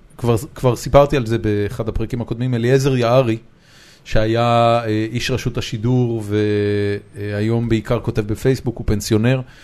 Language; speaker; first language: Hebrew; native; Hebrew